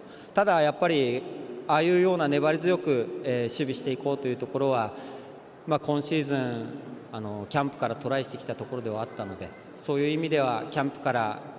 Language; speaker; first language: Japanese; native; Japanese